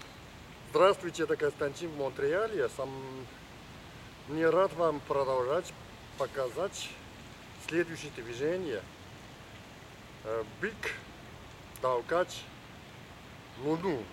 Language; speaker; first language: Russian; non-native, learner; Chinese